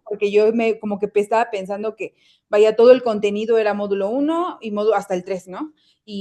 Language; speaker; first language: Spanish; native; Spanish